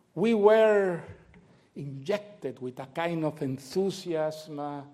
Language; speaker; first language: English; non-native, fluent; Spanish